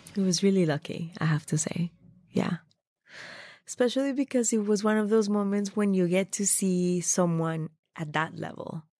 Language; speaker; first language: English; non-native, fluent; Spanish